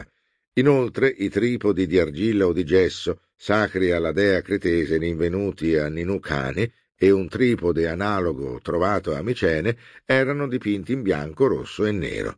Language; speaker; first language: Italian; native; Italian